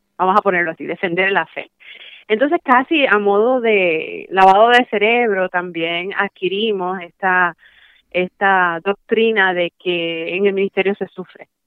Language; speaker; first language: Spanish; early bilingual, heritage; Spanish